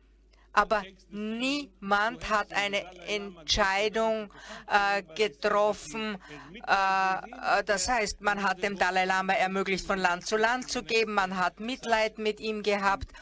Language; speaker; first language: German; non-native, fluent; Hebrew